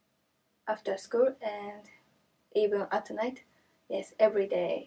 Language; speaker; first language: English; non-native, learner; Japanese